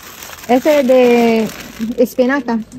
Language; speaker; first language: Spanish; non-native, learner; Filipino